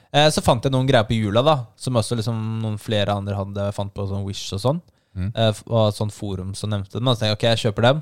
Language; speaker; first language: Norwegian; native; Norwegian